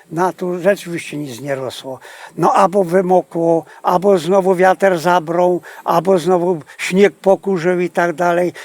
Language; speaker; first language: Polish; native; Polish